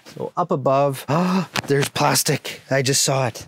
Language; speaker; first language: English; native; English